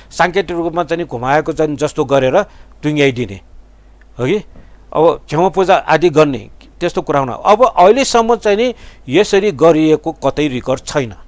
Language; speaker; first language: Nepali; non-native, local second language; Newari